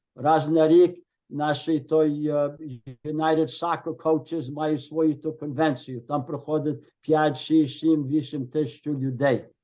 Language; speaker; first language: Ukrainian; early bilingual, heritage; Ukrainian